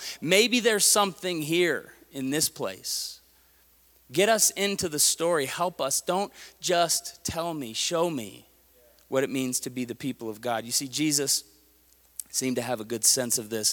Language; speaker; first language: English; native; English